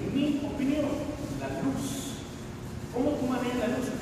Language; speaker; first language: Spanish; native; Spanish